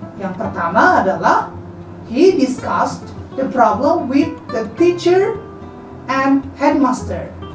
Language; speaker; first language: English; non-native, fluent; Indonesian